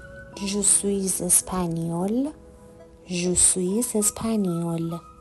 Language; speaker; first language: French; non-native, fluent; Persian